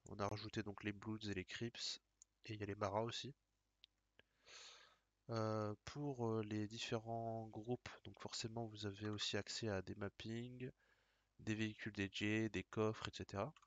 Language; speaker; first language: French; native; French